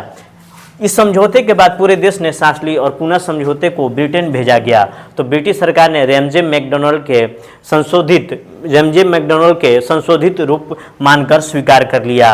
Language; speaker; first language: Hindi; native; Hindi